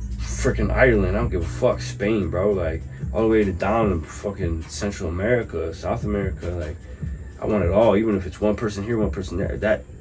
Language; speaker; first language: English; native; English